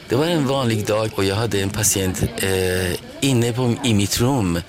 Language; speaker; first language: Swedish; non-native, fluent; Persian